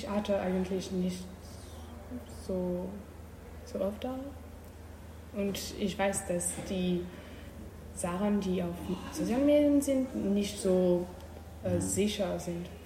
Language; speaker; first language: German; non-native, learner; French